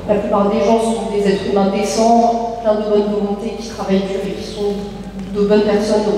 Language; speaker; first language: French; native; French